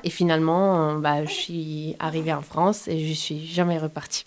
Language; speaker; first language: French; non-native, fluent; Italian